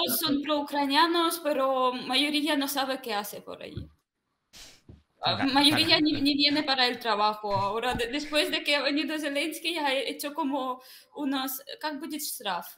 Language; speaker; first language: Spanish; non-native, fluent; Russian